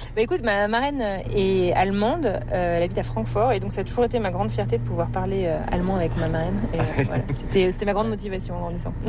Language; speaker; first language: French; native; French